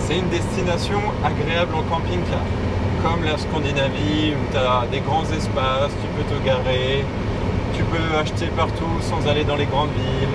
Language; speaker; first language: French; native; French